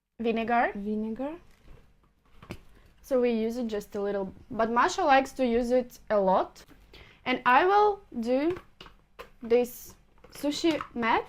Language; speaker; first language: English; non-native, fluent; Russian